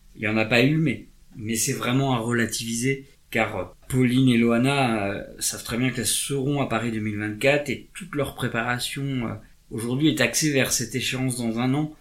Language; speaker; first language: French; native; French